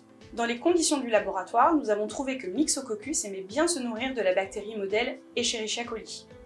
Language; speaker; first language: French; native; French